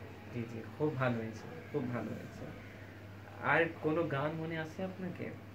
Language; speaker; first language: Bangla; non-native, fluent; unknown